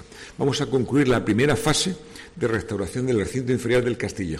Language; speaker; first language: Spanish; native; Spanish